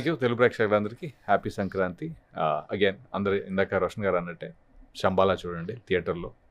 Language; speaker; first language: Telugu; native; Telugu